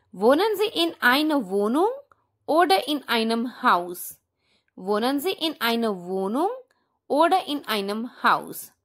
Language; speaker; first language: German; non-native, fluent; Hindi